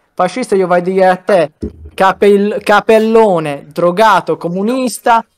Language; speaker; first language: Italian; native; Italian